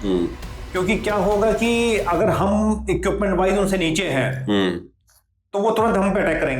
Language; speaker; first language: Hindi; native; Hindi